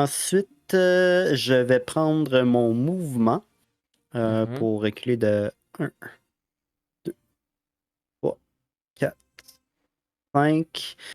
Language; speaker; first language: French; native; French